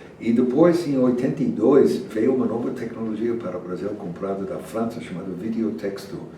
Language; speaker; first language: Portuguese; non-native, fluent; English